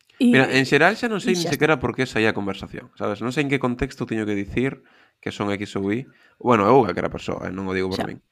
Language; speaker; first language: Galician; non-native, local second language; Spanish